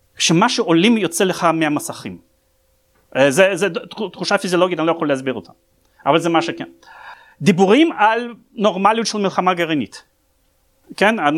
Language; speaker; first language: Hebrew; non-native, fluent; Russian